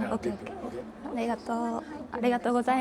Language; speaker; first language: Japanese; non-native, learner; Korean